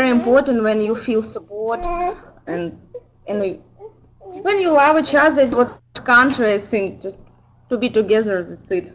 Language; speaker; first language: English; non-native, learner; Ukrainian